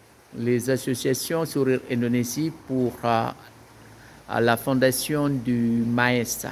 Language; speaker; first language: French; non-native, fluent; Indonesian